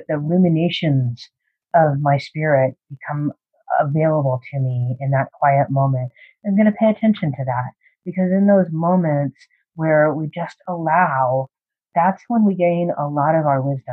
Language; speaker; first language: English; native; English